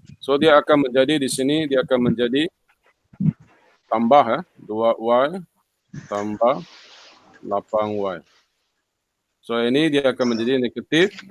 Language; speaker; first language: Malay; non-native, local second language; Chinese